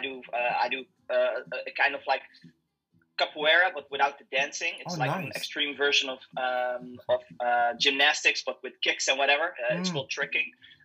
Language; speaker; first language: English; non-native, fluent; Dutch